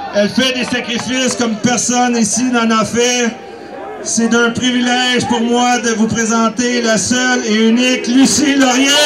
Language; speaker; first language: French; native; French